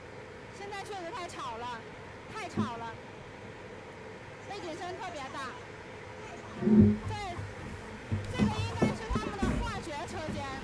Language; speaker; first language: Chinese; native; Chinese